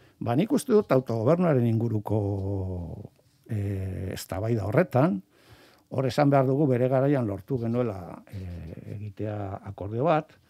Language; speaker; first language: Basque; native; Basque